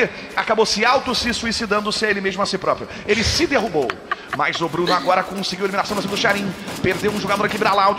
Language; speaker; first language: Portuguese; native; Portuguese